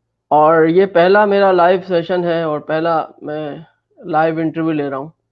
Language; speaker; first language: Hindi; non-native, fluent; Urdu